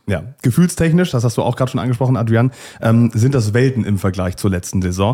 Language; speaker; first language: German; native; German